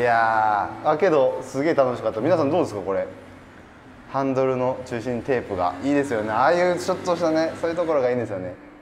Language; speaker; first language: Japanese; native; Japanese